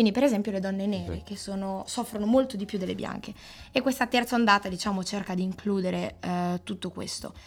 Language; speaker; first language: Italian; native; Italian